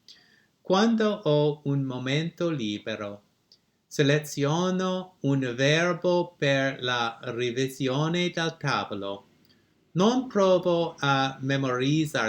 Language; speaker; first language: Italian; non-native, learner; English